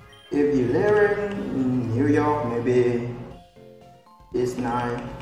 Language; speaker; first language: English; non-native, learner; Vietnamese